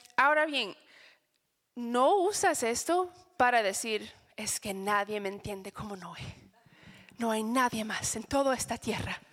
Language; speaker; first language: Spanish; non-native, fluent; English